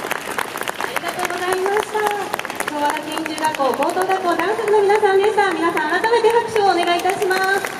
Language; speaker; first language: Japanese; native; Japanese